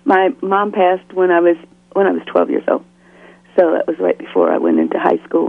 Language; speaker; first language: English; native; English